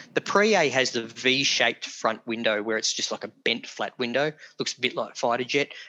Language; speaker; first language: English; native; English